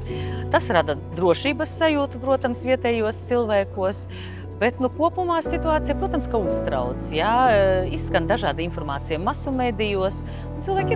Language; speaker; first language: Latvian; native; Latvian